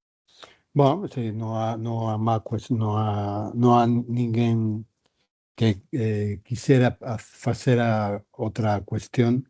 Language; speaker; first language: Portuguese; non-native, learner; Galician